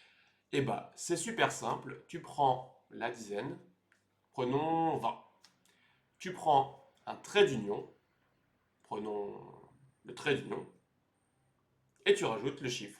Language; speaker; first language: French; native; French